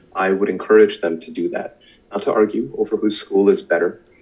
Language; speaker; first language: English; native; English